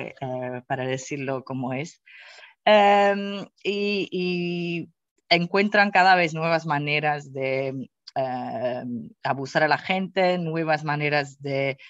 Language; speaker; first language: Spanish; non-native, fluent; Dutch